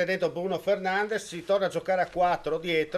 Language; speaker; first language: Italian; native; Italian